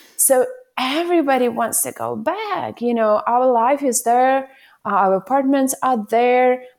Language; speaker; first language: English; non-native, fluent; Ukrainian